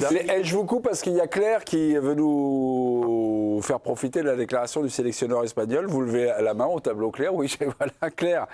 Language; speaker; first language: French; native; French